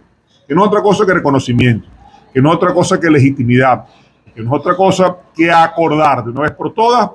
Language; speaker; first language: Spanish; native; Spanish